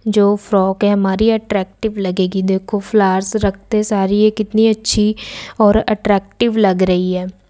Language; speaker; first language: Hindi; non-native, local second language; Punjabi